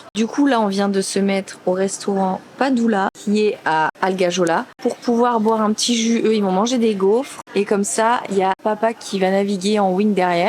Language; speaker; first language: French; native; French